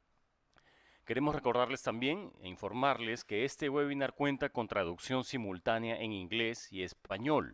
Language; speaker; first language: Spanish; native; Spanish